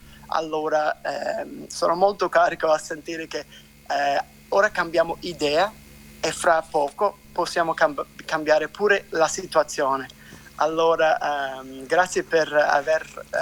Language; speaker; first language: Italian; non-native, fluent; English